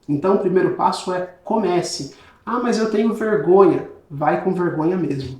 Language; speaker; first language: Portuguese; native; Portuguese